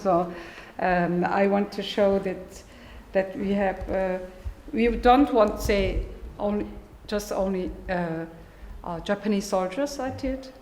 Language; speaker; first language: English; non-native, learner; German